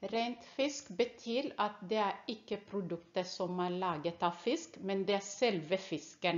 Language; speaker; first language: Norwegian; non-native, fluent; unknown